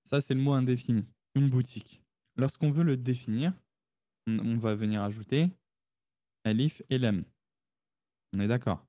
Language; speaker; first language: French; native; French